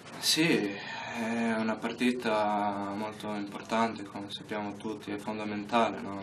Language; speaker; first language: Italian; non-native, fluent; Slovenian